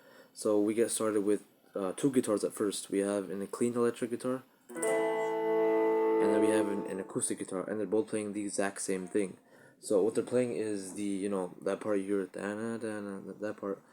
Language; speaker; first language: English; native; English